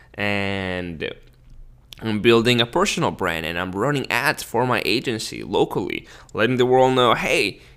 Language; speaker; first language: English; early bilingual, other home language; Spanish